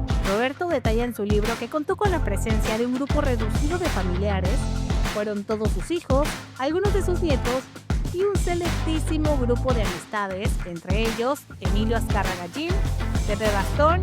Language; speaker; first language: Spanish; native; Spanish